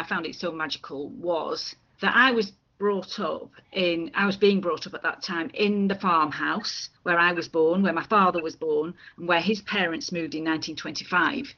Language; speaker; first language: English; native; English